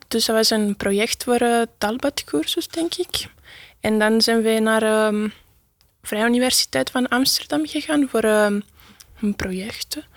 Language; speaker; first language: Dutch; non-native, learner; Italian